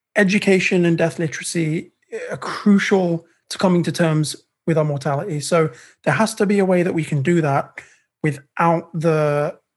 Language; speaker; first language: English; native; English